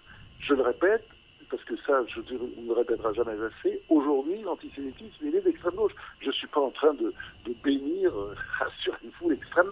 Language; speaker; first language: French; native; French